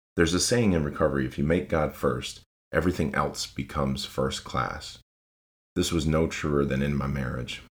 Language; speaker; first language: English; native; English